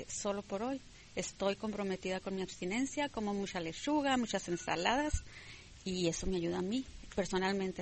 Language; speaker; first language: Spanish; native; Spanish